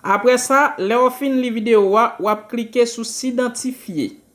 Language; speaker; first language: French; non-native, local second language; Haitian Creole